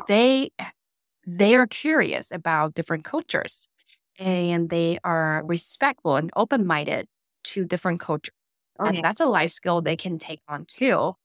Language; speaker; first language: English; non-native, fluent; Chinese